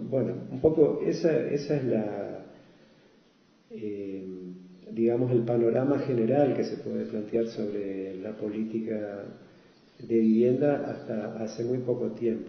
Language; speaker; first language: Spanish; native; Spanish